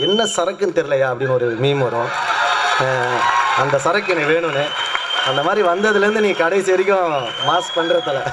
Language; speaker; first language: Tamil; native; Tamil